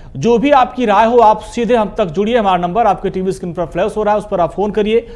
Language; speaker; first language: Hindi; native; Hindi